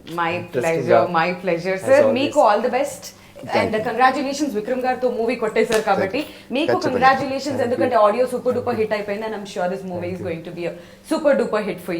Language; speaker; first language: Telugu; native; Telugu